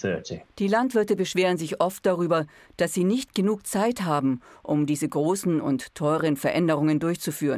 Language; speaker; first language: German; native; German